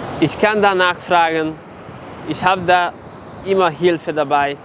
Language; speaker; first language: German; non-native, fluent; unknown